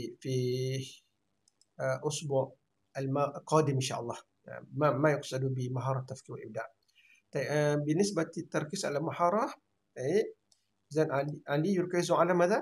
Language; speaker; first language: Arabic; non-native, fluent; Malay